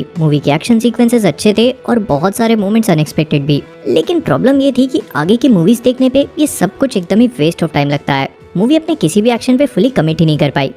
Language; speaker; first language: Hindi; native; Hindi